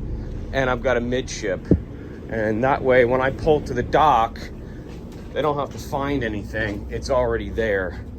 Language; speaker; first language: English; native; English